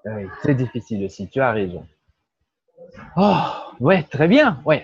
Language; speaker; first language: French; non-native, learner; Portuguese